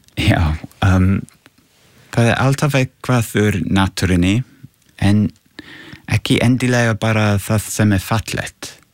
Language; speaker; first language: Icelandic; non-native, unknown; English